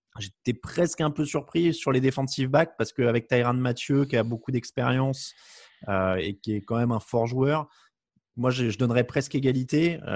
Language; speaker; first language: French; native; French